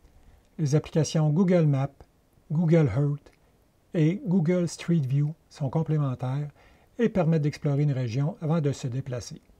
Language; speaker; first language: French; native; French